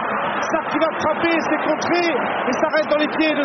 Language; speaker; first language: French; native; French